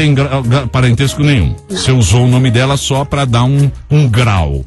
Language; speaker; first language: Portuguese; native; Portuguese